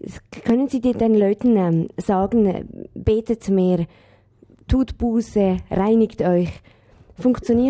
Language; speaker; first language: German; native; German